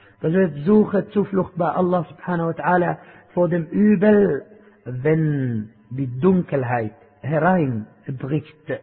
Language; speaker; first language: German; non-native, fluent; Arabic